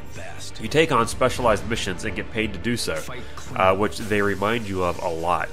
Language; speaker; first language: English; native; English